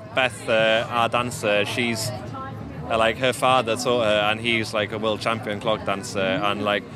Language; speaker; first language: English; non-native, local second language; Welsh